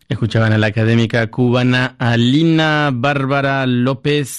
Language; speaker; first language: Spanish; native; Spanish